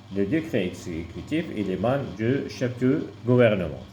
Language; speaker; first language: French; non-native, local second language; Arabic